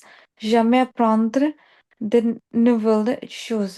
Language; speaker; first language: French; non-native, learner; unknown